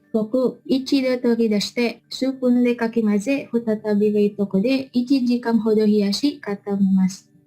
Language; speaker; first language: Japanese; non-native, learner; Indonesian